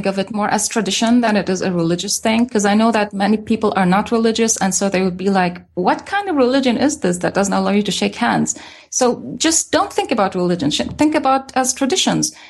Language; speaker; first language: English; non-native, fluent; Arabic